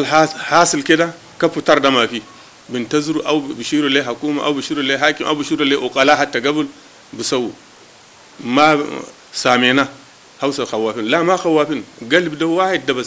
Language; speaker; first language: Arabic; non-native, local second language; Hausa